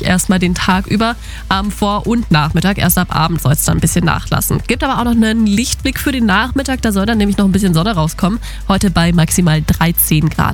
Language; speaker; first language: German; native; German